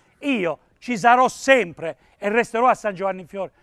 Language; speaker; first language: Italian; native; Italian